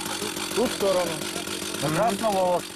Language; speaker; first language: Russian; native; Russian